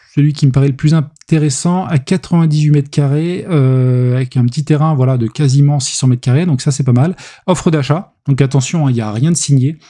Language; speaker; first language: French; native; French